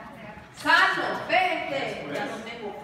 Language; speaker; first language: Spanish; native; Spanish